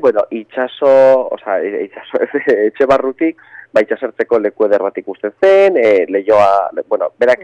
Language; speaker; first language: Basque; native; Basque